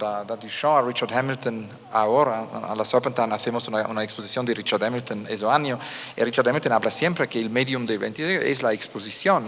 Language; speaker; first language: Spanish; non-native, learner; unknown